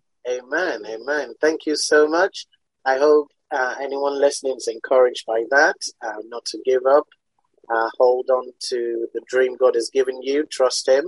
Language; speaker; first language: English; non-native, local second language; Yoruba